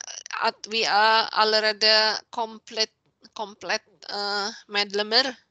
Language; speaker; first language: Norwegian; non-native, learner; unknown